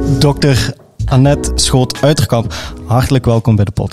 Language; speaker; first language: Dutch; native; Dutch